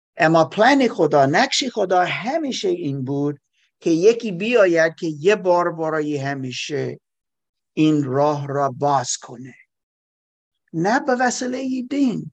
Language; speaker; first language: Persian; non-native, fluent; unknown